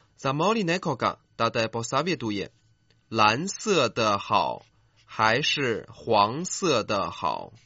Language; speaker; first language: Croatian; non-native, fluent; Chinese